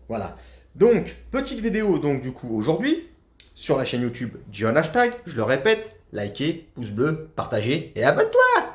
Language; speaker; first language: French; native; French